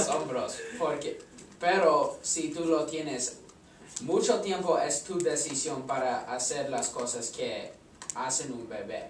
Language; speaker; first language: Spanish; non-native, learner; English